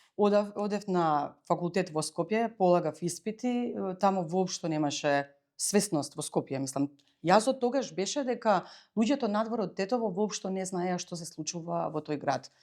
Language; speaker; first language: Macedonian; native; Macedonian